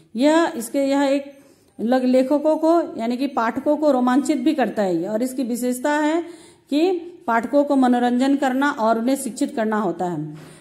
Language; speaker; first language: Hindi; native; Hindi